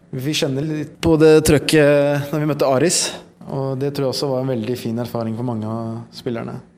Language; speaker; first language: Norwegian; early bilingual, other home language; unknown